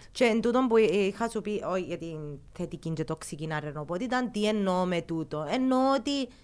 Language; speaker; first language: Greek; early bilingual, heritage; Greek